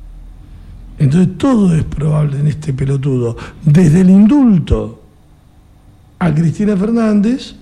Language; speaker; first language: Spanish; native; Spanish